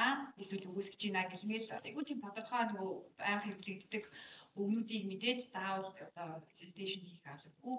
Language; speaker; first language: Mongolian; native; Mongolian